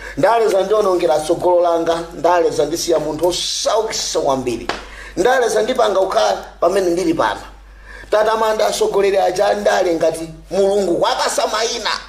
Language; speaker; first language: Nyanja; native; Nyanja